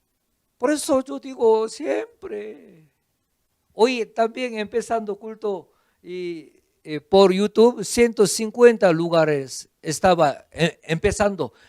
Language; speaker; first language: Spanish; non-native, fluent; Korean